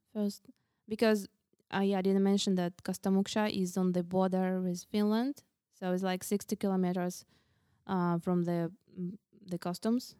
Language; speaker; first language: English; non-native, fluent; Russian